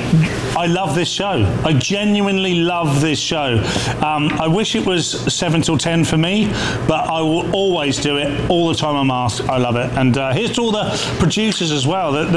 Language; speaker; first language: English; native; English